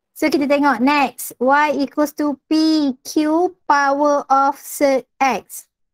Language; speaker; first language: English; non-native, local second language; Malay